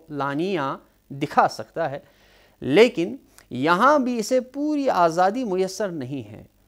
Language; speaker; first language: Urdu; non-native, local second language; Kashmiri